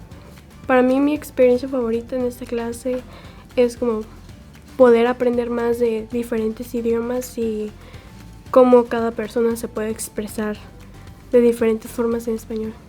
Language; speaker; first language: Spanish; early bilingual, other home language; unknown